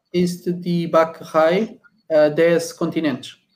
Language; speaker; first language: German; non-native, learner; Portuguese